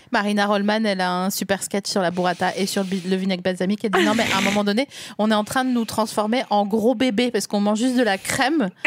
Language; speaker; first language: French; native; French